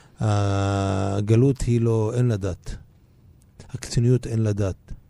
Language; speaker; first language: Hebrew; non-native, local second language; Arabic